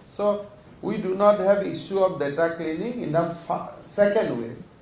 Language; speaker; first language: English; non-native, local second language; Assamese